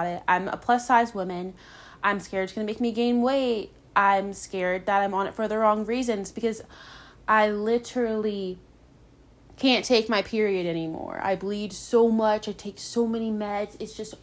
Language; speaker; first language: English; native; English